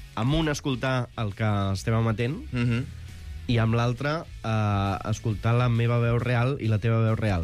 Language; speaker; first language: Catalan; native; Catalan